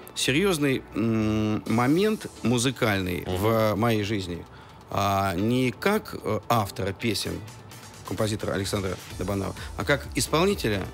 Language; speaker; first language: Russian; native; Russian